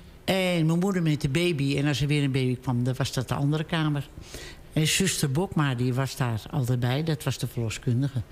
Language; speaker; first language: Dutch; native; Dutch